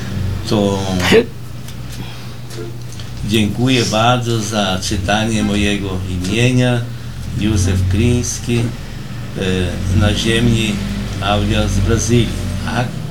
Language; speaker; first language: Polish; early bilingual, heritage; Portuguese